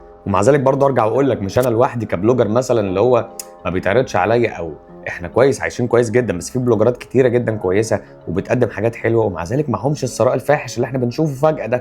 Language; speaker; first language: Arabic; native; Arabic